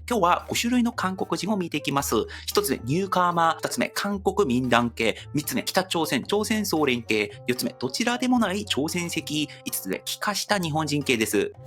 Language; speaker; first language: Japanese; non-native, fluent; Korean